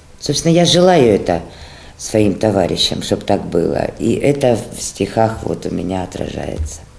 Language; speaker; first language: Russian; native; Russian